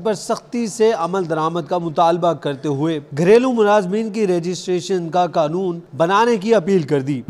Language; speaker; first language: Urdu; native; Urdu